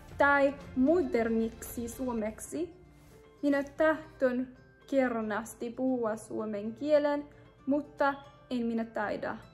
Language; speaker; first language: Finnish; non-native, learner; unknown